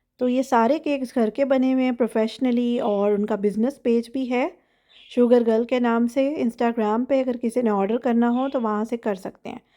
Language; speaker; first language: Urdu; native; Urdu